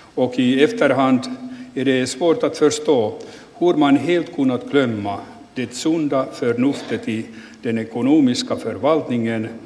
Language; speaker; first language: Swedish; non-native, local second language; Finnish